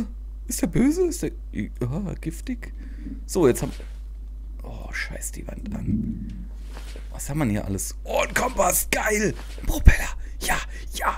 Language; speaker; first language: German; native; German